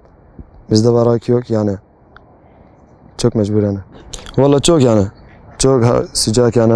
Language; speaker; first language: Turkish; non-native, learner; Arabic